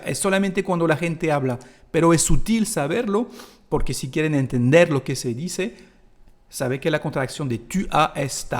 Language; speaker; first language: Spanish; non-native, fluent; French